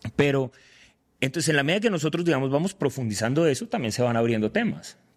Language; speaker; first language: Spanish; native; Spanish